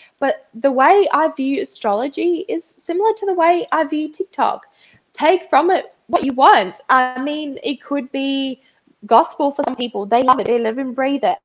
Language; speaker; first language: English; early bilingual, other home language; Russian